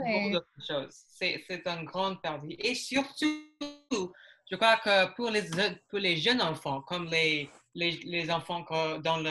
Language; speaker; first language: French; non-native, learner; English